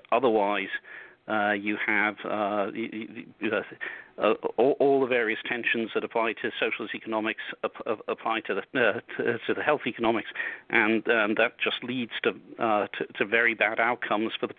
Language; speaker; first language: English; native; English